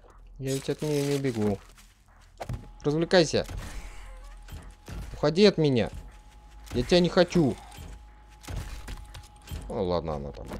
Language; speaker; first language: Russian; native; Russian